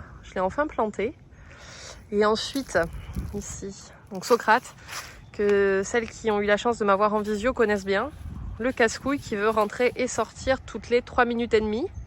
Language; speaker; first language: French; native; French